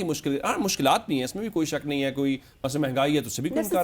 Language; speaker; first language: Urdu; native; Urdu